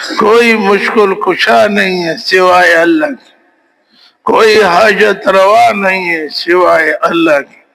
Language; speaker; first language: Urdu; non-native, local second language; Pashto